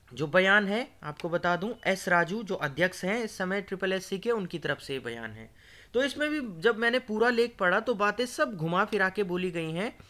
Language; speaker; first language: Hindi; native; Hindi